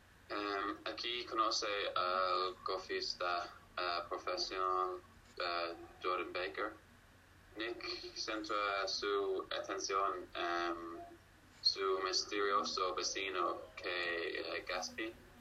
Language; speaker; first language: Spanish; non-native, learner; English